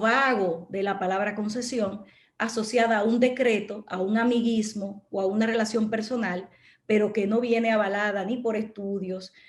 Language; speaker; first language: Spanish; native; Spanish